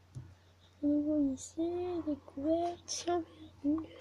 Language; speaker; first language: French; native; French